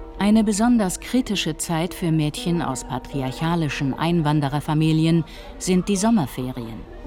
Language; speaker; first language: German; native; German